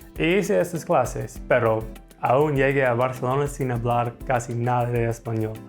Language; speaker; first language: Spanish; non-native, fluent; English